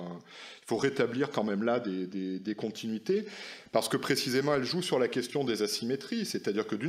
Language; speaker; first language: French; native; French